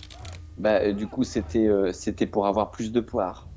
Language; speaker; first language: French; native; French